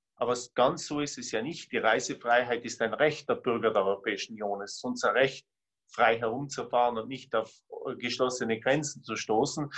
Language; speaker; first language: German; native; German